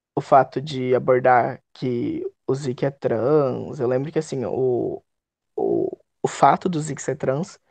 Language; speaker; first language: Portuguese; native; Portuguese